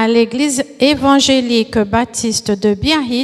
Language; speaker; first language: French; non-native, fluent; Portuguese